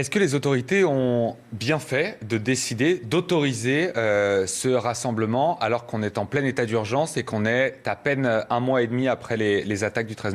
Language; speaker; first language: French; native; French